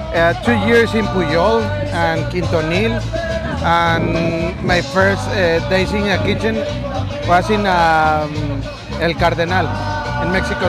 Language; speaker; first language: English; non-native, learner; Spanish